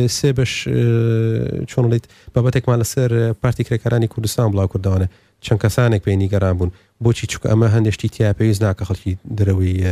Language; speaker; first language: Central Kurdish; early bilingual, heritage; Central Kurdish